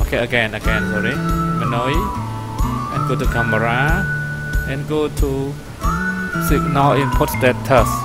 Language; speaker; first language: English; non-native, learner; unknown